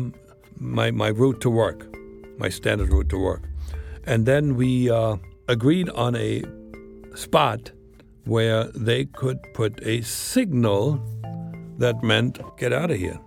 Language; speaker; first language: English; non-native, fluent; German